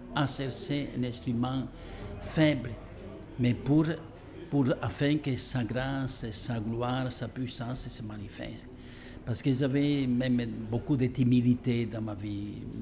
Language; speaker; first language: French; non-native, fluent; Italian